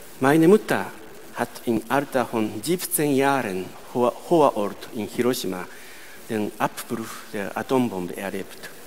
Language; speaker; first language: German; non-native, fluent; Japanese